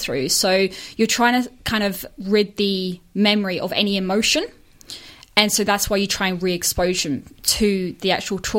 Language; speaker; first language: English; native; English